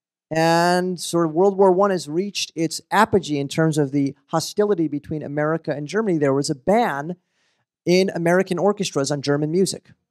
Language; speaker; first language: English; native; English